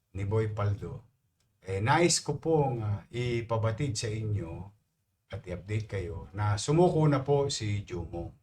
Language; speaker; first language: Filipino; native; Filipino